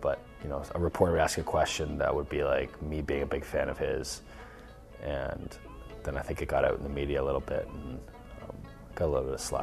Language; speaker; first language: English; native; English